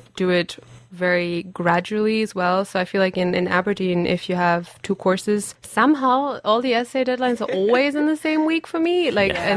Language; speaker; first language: English; non-native, fluent; German